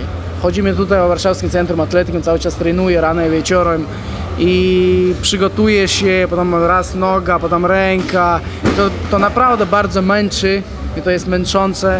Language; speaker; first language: Polish; non-native, fluent; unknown